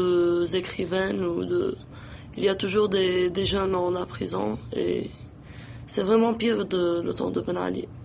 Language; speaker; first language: French; non-native, local second language; Arabic